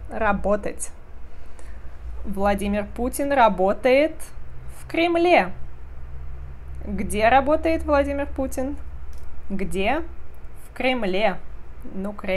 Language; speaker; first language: Russian; non-native, fluent; Portuguese